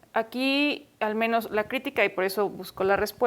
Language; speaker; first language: Spanish; native; Spanish